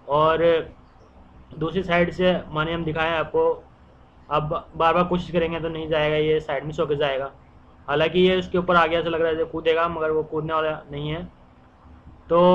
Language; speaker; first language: Hindi; native; Hindi